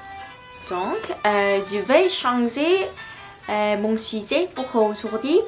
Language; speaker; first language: French; non-native, learner; Korean